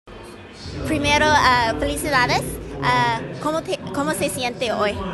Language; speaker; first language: Portuguese; non-native, learner; Spanish